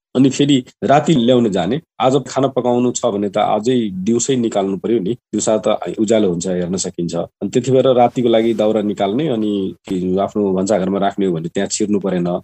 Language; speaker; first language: Nepali; non-native, local second language; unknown